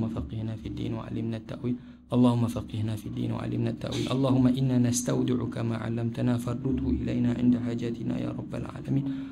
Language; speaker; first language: Arabic; non-native, fluent; Malay